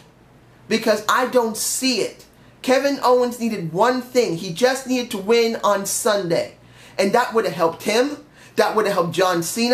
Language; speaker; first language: English; native; English